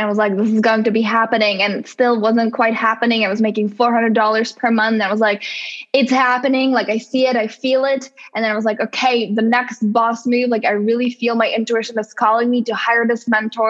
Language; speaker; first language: English; non-native, fluent; Czech